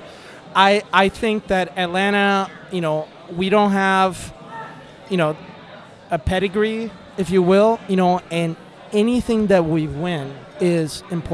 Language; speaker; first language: English; non-native, fluent; Spanish